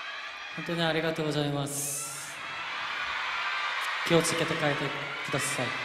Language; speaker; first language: Japanese; non-native, learner; Korean